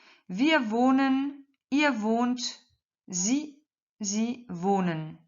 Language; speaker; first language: German; non-native, fluent; French